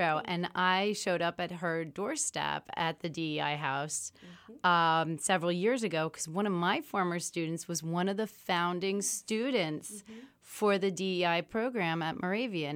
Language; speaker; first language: English; early bilingual, other home language; French